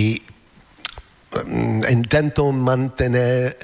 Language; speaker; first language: Spanish; non-native, learner; English